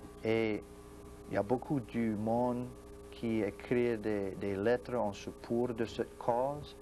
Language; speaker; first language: French; non-native, local second language; English